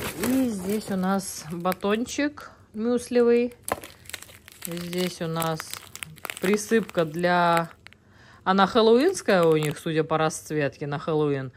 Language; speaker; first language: Russian; native; Russian